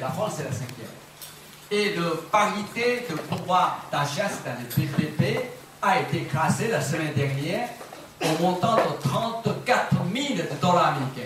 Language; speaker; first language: French; non-native, fluent; Chinese